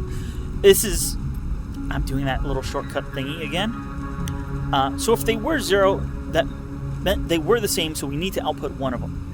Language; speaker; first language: English; native; English